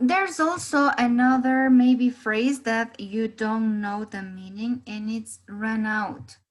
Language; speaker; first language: English; non-native, fluent; Spanish